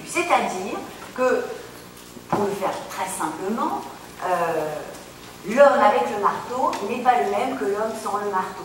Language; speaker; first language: French; native; French